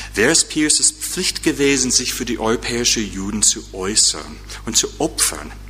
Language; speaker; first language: German; non-native, fluent; English